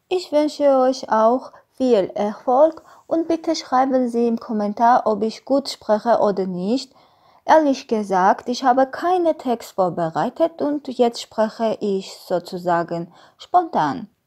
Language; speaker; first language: German; non-native, learner; Armenian